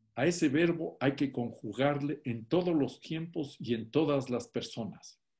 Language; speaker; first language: Spanish; native; Spanish